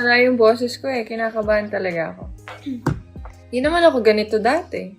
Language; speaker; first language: Filipino; non-native, local second language; Cebuano